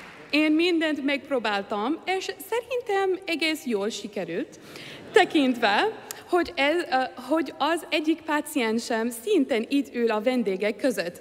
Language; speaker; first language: Hungarian; non-native, learner; English